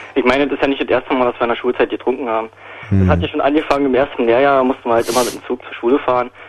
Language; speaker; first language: German; native; German